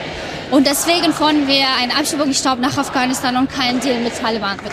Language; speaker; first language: German; non-native, learner; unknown